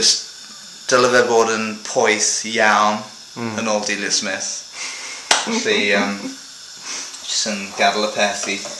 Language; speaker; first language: Welsh; non-native, local second language; English